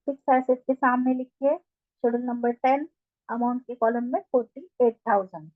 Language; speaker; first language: Hindi; non-native, local second language; Marathi